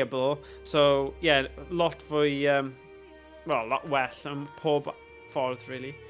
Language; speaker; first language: Welsh; native; Welsh